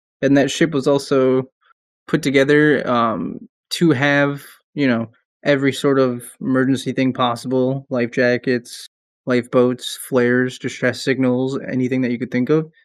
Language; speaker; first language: English; native; English